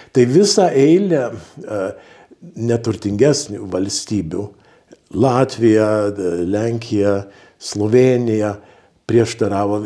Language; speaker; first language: Lithuanian; early bilingual, heritage; Lithuanian